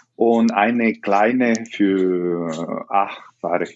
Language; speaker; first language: German; non-native, fluent; Spanish